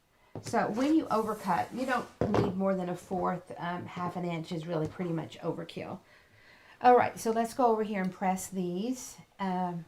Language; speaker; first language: English; native; English